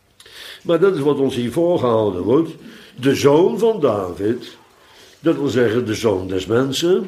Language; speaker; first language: Dutch; native; Dutch